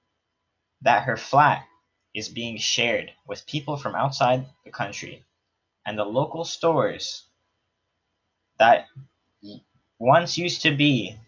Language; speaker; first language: English; native; English